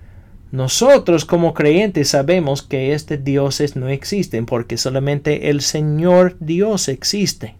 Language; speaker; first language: Spanish; non-native, fluent; English